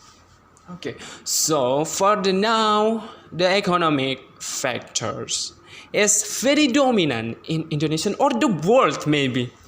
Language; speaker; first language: English; non-native, learner; Indonesian